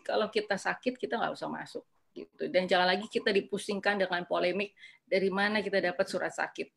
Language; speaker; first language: Indonesian; native; Indonesian